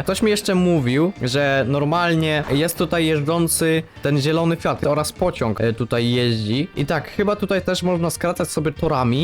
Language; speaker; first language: Polish; native; Polish